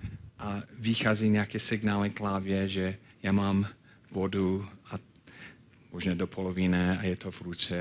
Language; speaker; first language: Czech; non-native, fluent; English